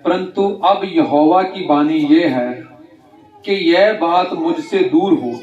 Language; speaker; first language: Hindi; non-native, local second language; Punjabi